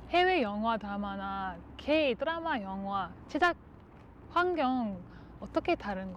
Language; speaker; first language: Korean; non-native, fluent; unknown